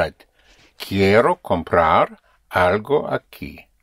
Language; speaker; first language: Spanish; non-native, fluent; English